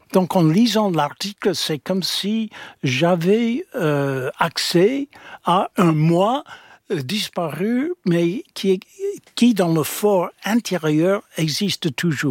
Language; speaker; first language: French; non-native, fluent; English